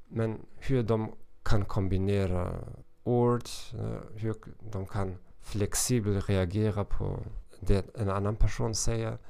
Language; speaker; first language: Swedish; non-native, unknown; German